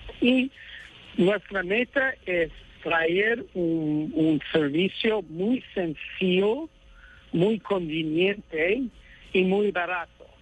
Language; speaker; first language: Spanish; non-native, fluent; English